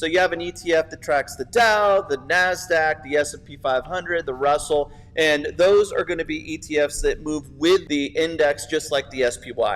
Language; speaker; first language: English; native; English